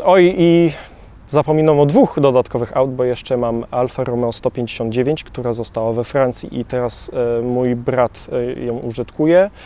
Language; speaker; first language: Polish; early bilingual, heritage; Polish